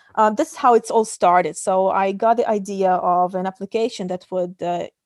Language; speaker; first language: English; non-native, fluent; Russian